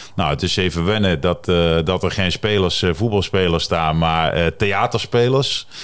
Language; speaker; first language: Dutch; native; Dutch